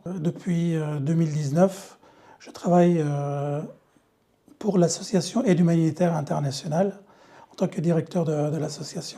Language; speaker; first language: French; early bilingual, other home language; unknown